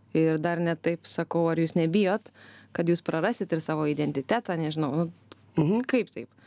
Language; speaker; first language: Lithuanian; native; Lithuanian